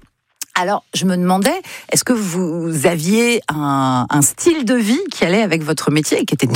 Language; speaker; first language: French; native; French